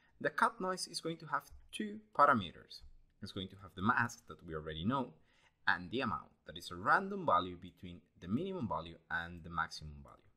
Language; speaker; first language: English; non-native, fluent; Spanish